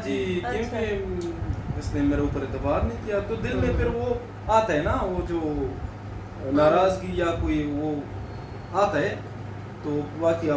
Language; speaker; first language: Hindi; non-native, local second language; Pashto